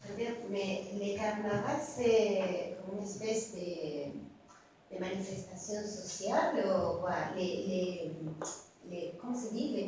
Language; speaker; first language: French; non-native, learner; Spanish